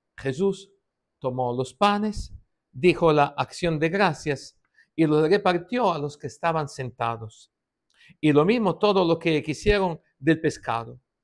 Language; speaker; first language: Spanish; non-native, fluent; Italian